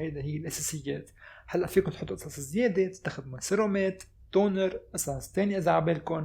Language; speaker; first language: Arabic; native; Arabic